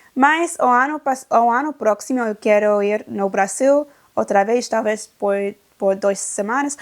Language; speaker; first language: Portuguese; non-native, learner; English